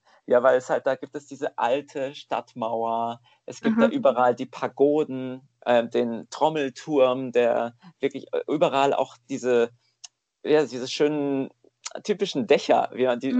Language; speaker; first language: German; native; German